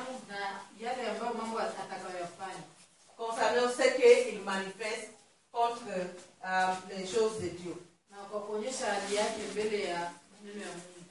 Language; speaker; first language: French; non-native, learner; Swahili